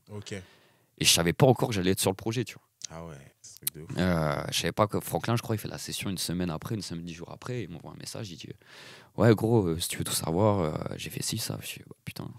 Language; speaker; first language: French; native; French